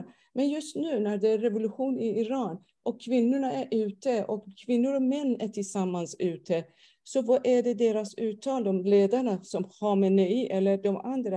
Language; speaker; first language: Swedish; non-native, fluent; Persian